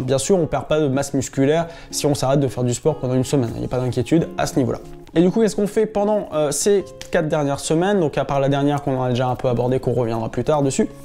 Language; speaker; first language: French; native; French